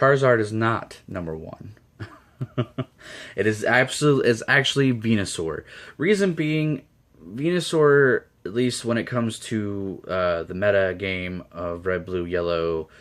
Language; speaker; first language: English; native; English